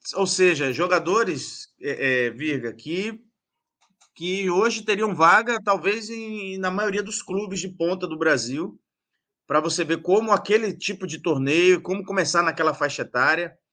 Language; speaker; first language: Portuguese; native; Portuguese